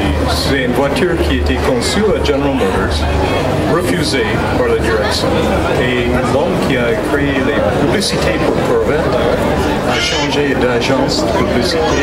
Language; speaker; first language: French; non-native, fluent; English